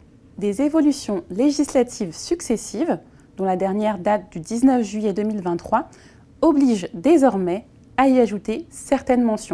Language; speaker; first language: French; native; French